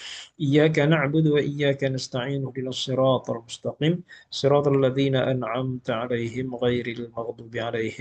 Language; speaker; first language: Arabic; non-native, fluent; Malay